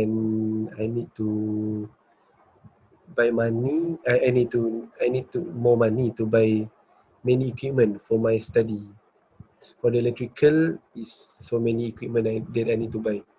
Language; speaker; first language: English; non-native, learner; Malay